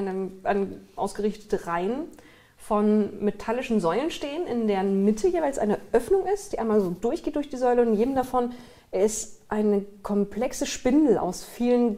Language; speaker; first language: German; native; German